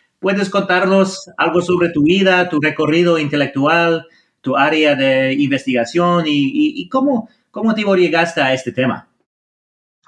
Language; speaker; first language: Spanish; non-native, fluent; English